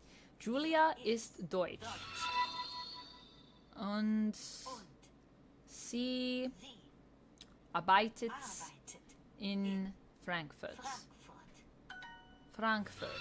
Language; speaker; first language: German; non-native, learner; English